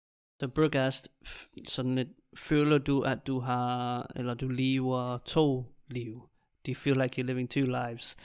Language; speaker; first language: Danish; native; Danish